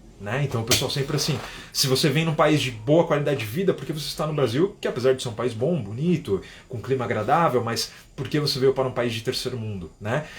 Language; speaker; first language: Portuguese; native; Portuguese